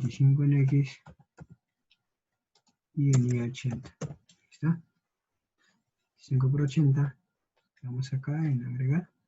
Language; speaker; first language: Spanish; native; Spanish